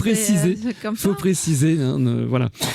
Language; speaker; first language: French; native; French